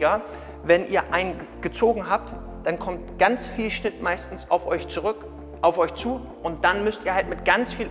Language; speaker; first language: German; native; German